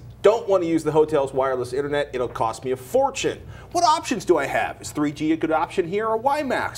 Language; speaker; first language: English; native; English